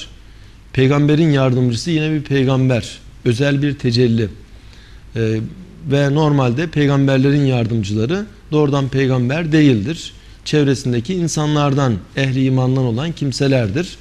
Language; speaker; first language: Turkish; native; Turkish